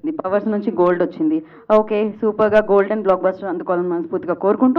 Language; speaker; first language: Telugu; native; Telugu